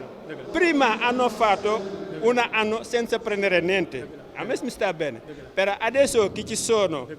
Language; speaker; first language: Italian; non-native, learner; Wolof